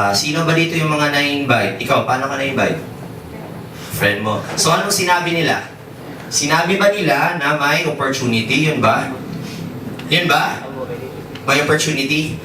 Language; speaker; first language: Filipino; non-native, local second language; Waray